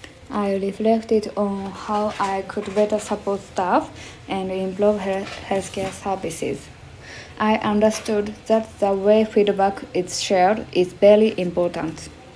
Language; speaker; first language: English; non-native, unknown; Japanese